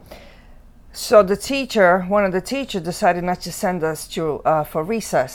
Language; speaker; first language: English; early bilingual, other home language; Italian